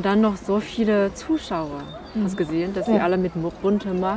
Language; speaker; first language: German; non-native, learner; Chinese